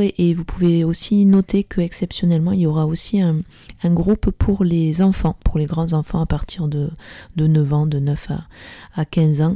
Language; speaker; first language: French; native; French